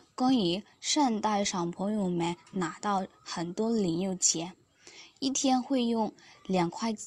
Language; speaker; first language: Chinese; non-native, learner; Burmese